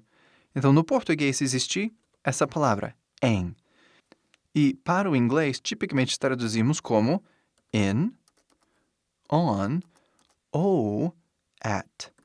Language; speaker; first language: Portuguese; non-native, fluent; English